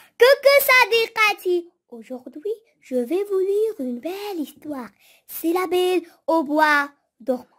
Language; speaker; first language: French; non-native, local second language; Arabic